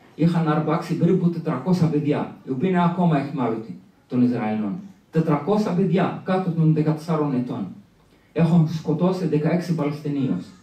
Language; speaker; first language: Greek; early bilingual, other home language; Arabic